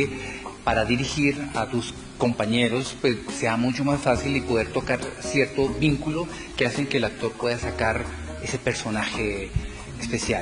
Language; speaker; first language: Spanish; native; Spanish